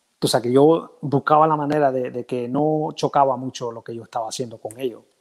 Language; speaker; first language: Spanish; early bilingual, heritage; Spanish